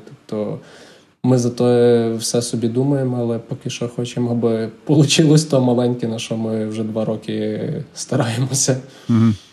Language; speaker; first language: Ukrainian; native; Ukrainian